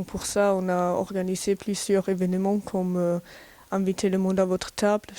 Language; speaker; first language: French; non-native, fluent; German